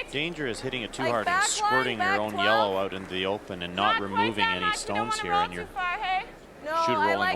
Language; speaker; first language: English; native; English